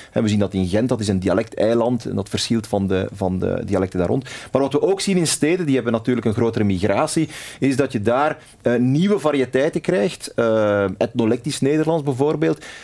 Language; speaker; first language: Dutch; native; Dutch